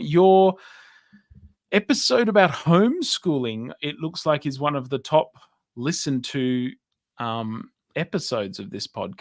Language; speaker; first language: English; native; English